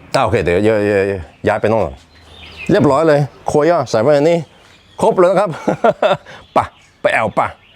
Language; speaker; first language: Thai; non-native, fluent; Norwegian